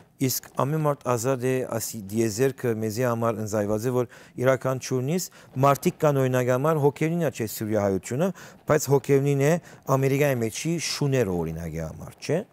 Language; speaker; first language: Armenian; early bilingual, heritage; Armenian